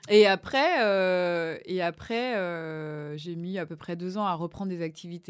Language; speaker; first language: French; native; French